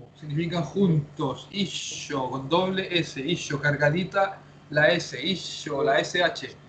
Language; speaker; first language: Spanish; native; Spanish